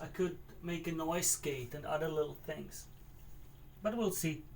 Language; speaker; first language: English; non-native, fluent; German